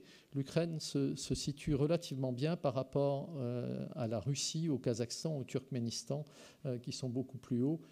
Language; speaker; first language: French; native; French